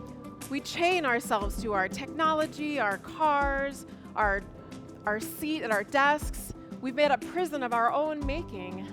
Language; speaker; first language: English; native; English